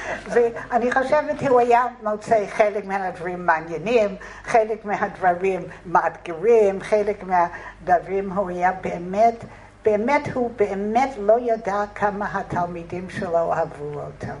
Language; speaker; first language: Hebrew; non-native, fluent; English